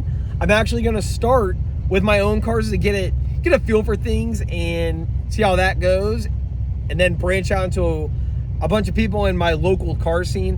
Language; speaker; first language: English; native; English